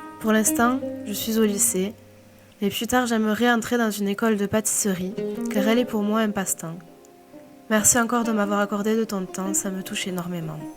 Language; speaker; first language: French; native; French